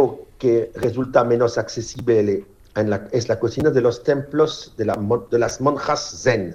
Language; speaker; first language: Spanish; non-native, learner; French